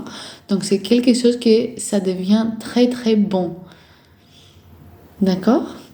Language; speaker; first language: French; non-native, fluent; Greek